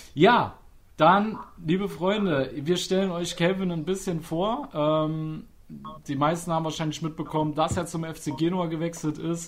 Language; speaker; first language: German; native; German